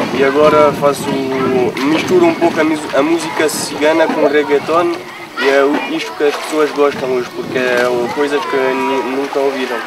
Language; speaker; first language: Portuguese; early bilingual, heritage; Portuguese